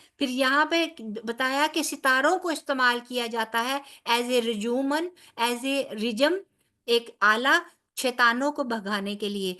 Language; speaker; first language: Urdu; non-native, local second language; Punjabi